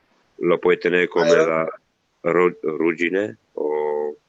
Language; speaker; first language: Spanish; non-native, learner; Italian